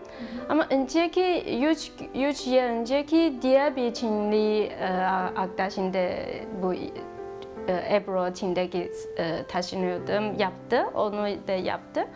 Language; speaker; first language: Turkish; non-native, learner; Chinese